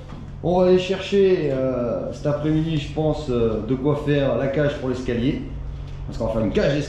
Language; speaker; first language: French; native; French